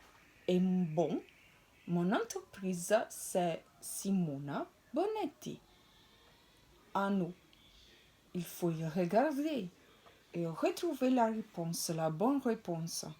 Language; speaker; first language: French; non-native, fluent; Italian